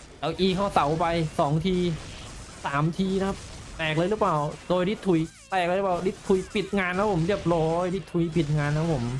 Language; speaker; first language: Thai; native; Thai